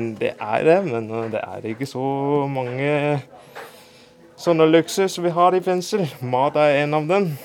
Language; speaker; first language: Norwegian; non-native, fluent; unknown